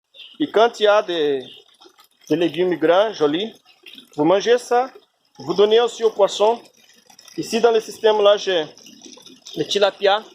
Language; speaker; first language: French; non-native, fluent; Portuguese